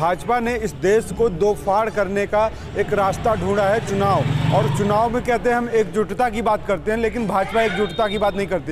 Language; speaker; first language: Hindi; native; Hindi